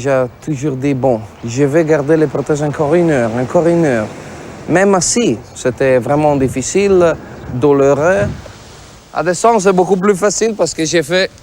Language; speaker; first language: French; non-native, fluent; Italian